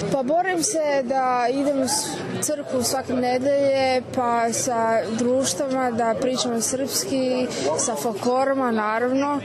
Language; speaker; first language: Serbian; early bilingual, heritage; English